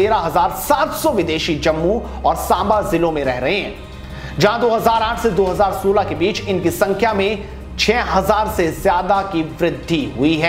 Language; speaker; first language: Hindi; native; Hindi